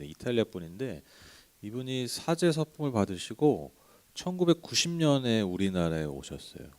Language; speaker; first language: Korean; native; Korean